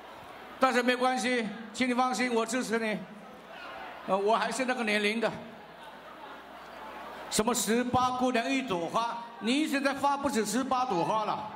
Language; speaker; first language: Chinese; early bilingual, heritage; Chinese